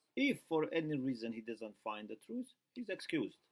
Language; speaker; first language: English; non-native, fluent; Persian